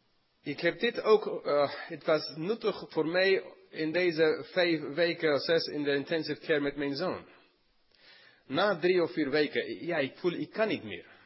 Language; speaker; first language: Dutch; non-native, fluent; English